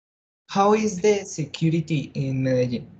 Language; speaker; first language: English; non-native, learner; Spanish